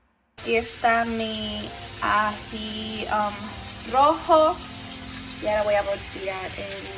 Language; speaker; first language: Spanish; early bilingual, heritage; Spanish